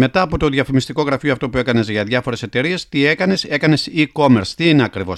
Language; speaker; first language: Greek; native; Greek